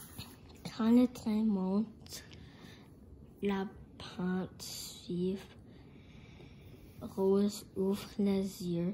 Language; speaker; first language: French; non-native, learner; English